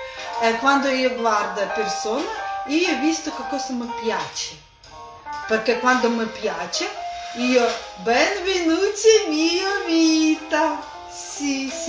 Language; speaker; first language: Italian; non-native, learner; Russian